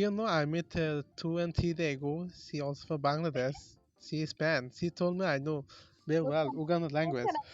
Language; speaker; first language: English; non-native, learner; Bangla